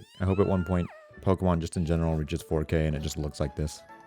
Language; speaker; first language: English; native; English